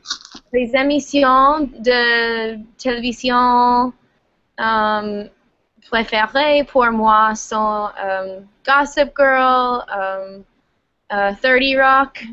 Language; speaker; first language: French; non-native, learner; English